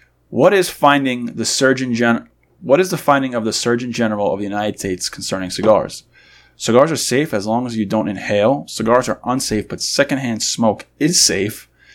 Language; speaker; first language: English; native; English